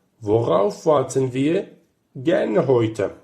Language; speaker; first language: German; non-native, fluent; Turkish